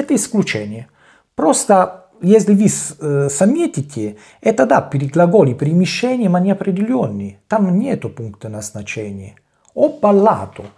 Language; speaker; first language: Russian; non-native, learner; Italian